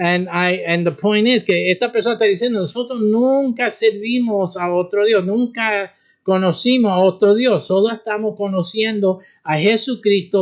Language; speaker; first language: Spanish; early bilingual, heritage; Spanish